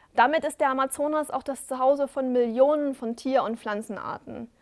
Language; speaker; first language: German; native; German